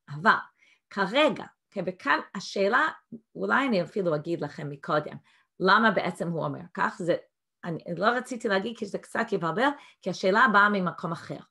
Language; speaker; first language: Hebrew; non-native, fluent; English